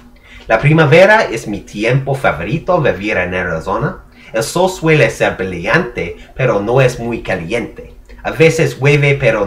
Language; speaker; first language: Spanish; non-native, learner; English